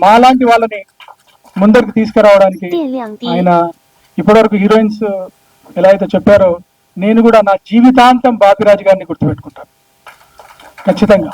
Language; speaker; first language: Telugu; native; Telugu